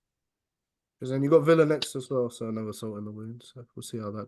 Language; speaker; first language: English; native; English